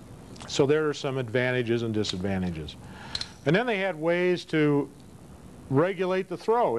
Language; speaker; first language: English; native; English